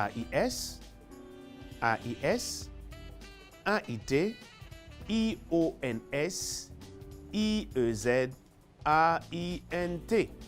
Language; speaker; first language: French; non-native, fluent; Spanish